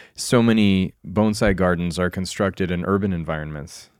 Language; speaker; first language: English; native; English